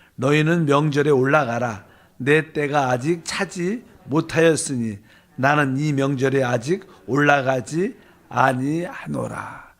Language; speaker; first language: Korean; native; Korean